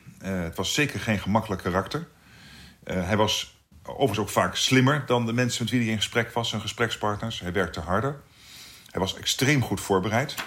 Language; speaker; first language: Dutch; native; Dutch